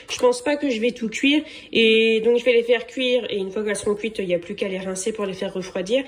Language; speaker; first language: French; native; French